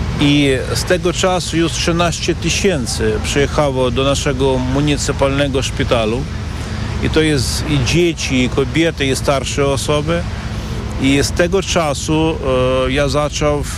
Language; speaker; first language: Polish; non-native, learner; Ukrainian